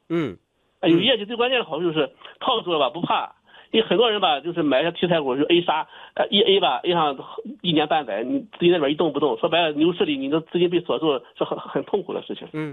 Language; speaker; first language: Chinese; native; Chinese